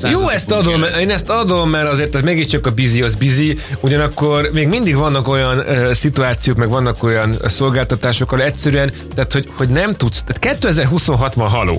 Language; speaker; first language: Hungarian; native; Hungarian